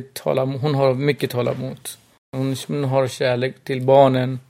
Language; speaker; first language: Swedish; non-native, local second language; Burmese